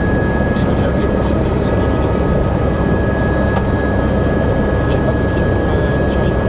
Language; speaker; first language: French; native; French